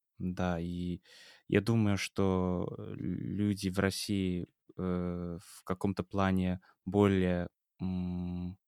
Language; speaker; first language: Russian; non-native, fluent; Italian